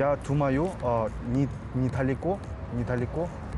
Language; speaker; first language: Russian; non-native, learner; Korean